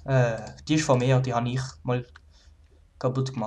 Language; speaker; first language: German; native; German